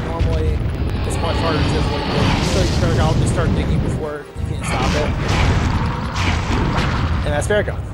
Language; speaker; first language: English; native; English